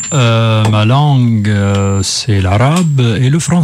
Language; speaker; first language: French; non-native, fluent; Arabic